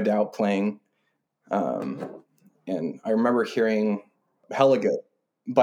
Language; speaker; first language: English; native; English